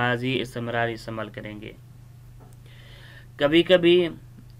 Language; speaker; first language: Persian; non-native, fluent; Urdu